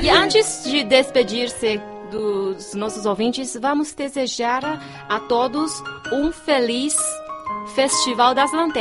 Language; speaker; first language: Portuguese; non-native, fluent; Chinese